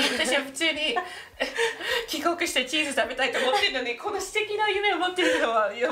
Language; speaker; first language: Japanese; non-native, fluent; English